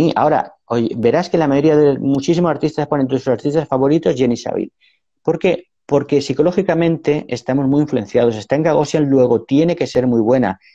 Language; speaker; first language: Spanish; native; Spanish